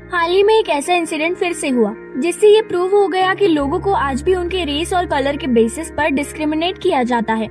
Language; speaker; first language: Hindi; native; Hindi